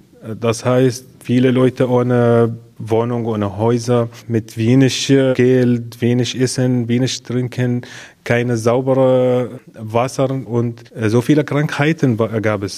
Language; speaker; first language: German; non-native, learner; Arabic